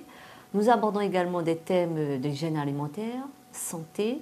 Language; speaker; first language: French; native; French